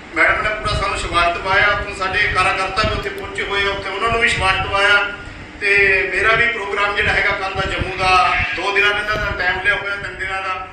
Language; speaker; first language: Hindi; non-native, local second language; Punjabi